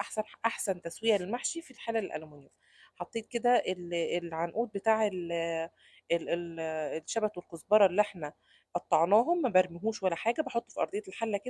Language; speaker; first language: Arabic; native; Arabic